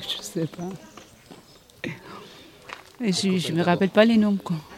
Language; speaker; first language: French; non-native, learner; Spanish